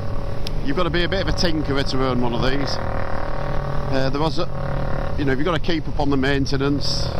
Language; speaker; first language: English; native; English